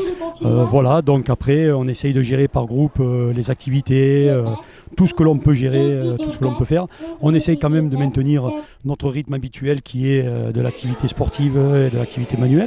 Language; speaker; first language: French; native; French